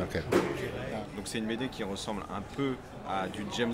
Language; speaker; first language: French; native; French